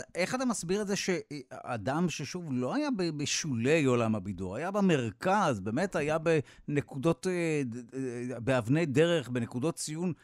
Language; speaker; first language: Hebrew; native; Hebrew